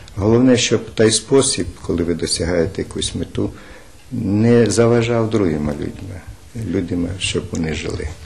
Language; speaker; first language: Ukrainian; native; Ukrainian